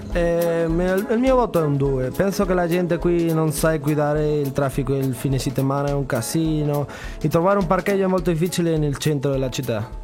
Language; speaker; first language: Italian; non-native, learner; Spanish